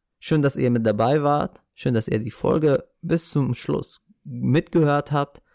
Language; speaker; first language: German; non-native, fluent; Arabic